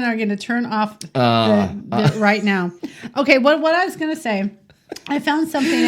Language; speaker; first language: English; native; English